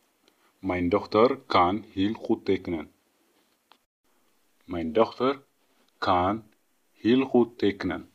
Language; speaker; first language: Dutch; non-native, fluent; Tigrinya